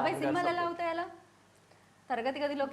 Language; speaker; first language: Telugu; native; Telugu